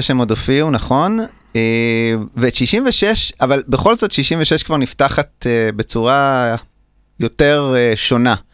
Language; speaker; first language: Hebrew; native; Hebrew